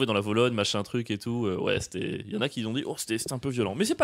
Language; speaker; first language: French; native; French